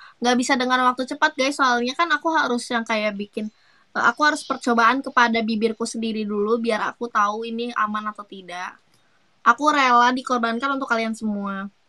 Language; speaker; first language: Indonesian; native; Indonesian